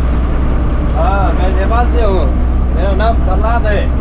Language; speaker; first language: Hindi; non-native, learner; Nepali